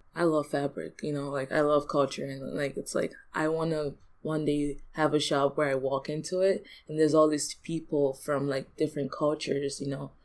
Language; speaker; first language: English; early bilingual, other home language; Yoruba